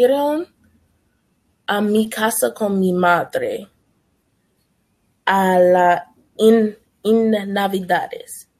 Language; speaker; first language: Spanish; non-native, learner; English